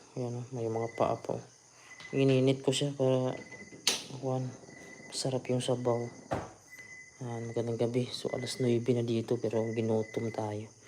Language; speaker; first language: Filipino; non-native, local second language; Cebuano